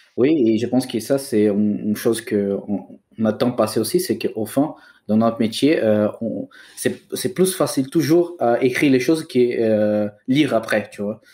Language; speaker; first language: French; non-native, fluent; Portuguese